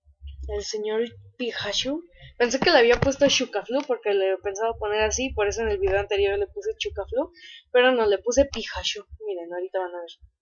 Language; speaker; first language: Spanish; native; Spanish